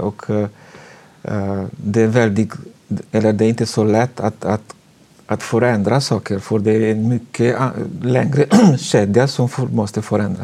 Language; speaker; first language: Swedish; non-native, fluent; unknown